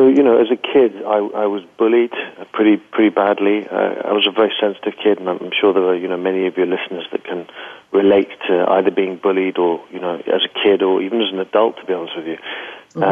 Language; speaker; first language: English; native; English